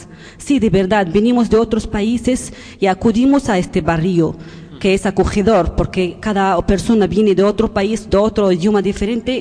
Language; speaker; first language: Spanish; non-native, learner; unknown